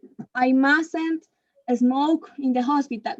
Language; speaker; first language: English; non-native, learner; Spanish